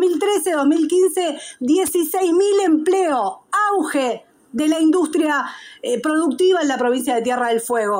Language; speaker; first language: Spanish; native; Spanish